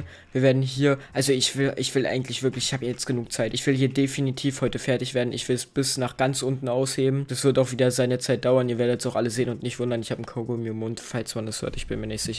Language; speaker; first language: German; native; German